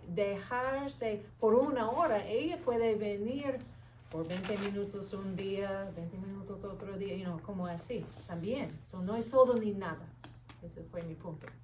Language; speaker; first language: Spanish; non-native, fluent; English